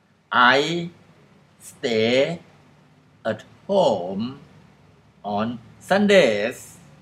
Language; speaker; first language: English; non-native, fluent; Thai